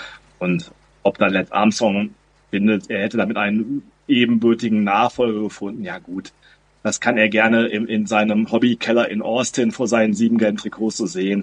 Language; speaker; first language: German; native; German